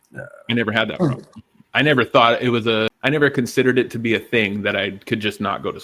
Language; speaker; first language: English; native; English